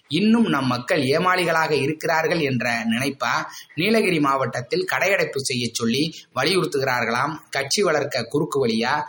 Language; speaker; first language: Tamil; native; Tamil